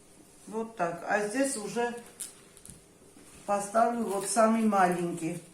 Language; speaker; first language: Russian; non-native, fluent; Armenian